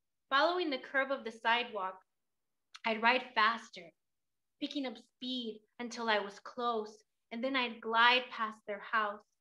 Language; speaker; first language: English; early bilingual, other home language; Spanish